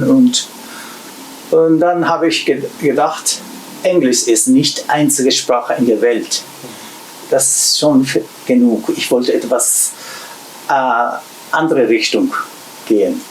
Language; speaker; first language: German; non-native, learner; Japanese